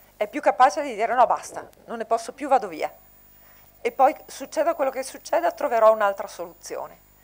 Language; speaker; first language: Italian; native; Italian